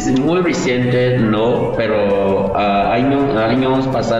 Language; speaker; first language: Spanish; non-native, learner; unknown